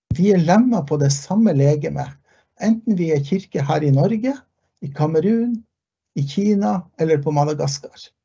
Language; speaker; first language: Norwegian; early bilingual, heritage; Norwegian